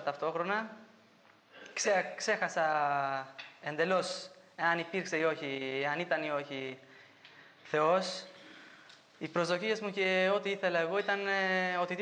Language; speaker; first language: Greek; non-native, fluent; Albanian